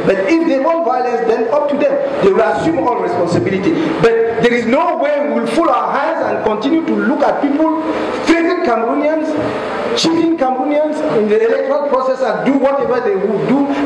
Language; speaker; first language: English; non-native, local second language; French